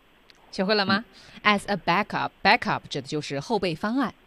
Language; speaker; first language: Chinese; native; Chinese